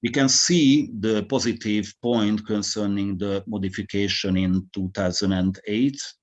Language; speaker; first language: English; non-native, fluent; Hungarian